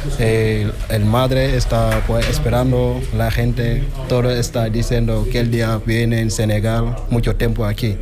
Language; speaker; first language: Spanish; non-native, learner; Wolof